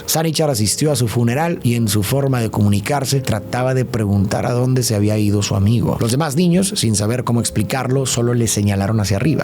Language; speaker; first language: Spanish; native; Spanish